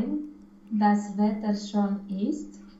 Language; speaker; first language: German; non-native, learner; Romanian